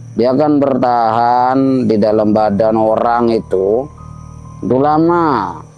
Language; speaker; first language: Indonesian; non-native, local second language; Sasak